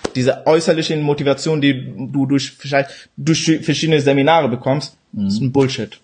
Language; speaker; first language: German; early bilingual, other home language; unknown